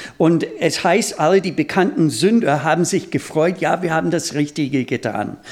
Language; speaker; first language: German; non-native, fluent; English